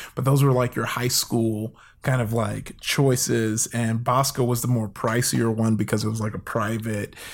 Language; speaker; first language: English; native; English